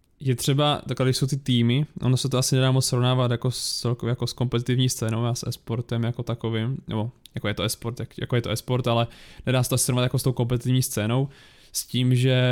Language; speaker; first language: Czech; native; Czech